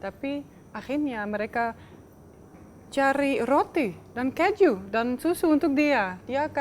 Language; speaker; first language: Indonesian; non-native, fluent; Dutch